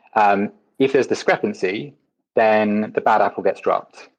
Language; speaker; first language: English; native; English